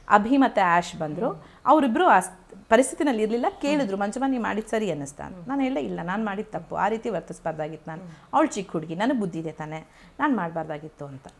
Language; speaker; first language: Kannada; native; Kannada